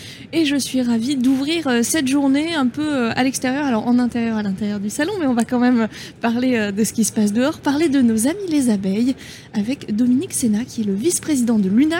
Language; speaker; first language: French; native; French